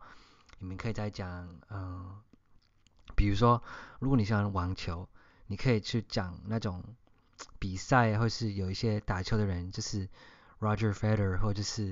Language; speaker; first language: Chinese; early bilingual, heritage; English